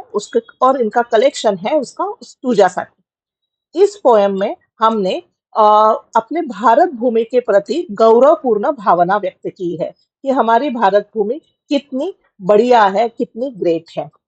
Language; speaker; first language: Hindi; non-native, local second language; Marathi